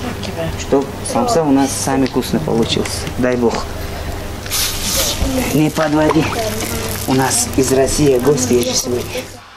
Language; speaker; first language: Russian; non-native, fluent; Uzbek